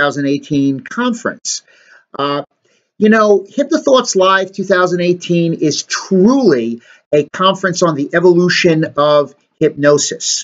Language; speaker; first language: English; native; English